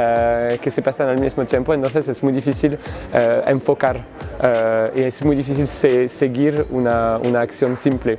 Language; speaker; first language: Spanish; non-native, fluent; French